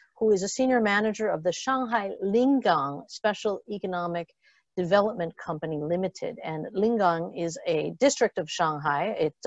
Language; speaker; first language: English; native; English